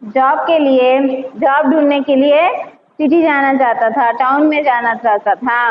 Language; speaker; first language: Hindi; non-native, local second language; Telugu